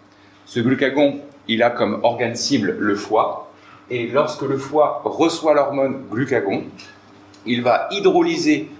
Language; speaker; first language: French; native; French